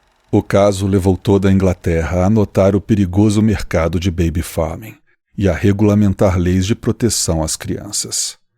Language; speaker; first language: Portuguese; native; Portuguese